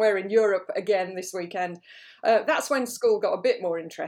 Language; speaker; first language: English; native; English